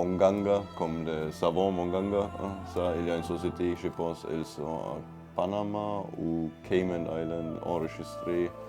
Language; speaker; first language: French; non-native, fluent; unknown